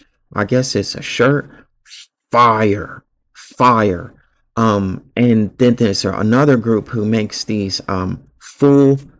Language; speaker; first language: English; native; English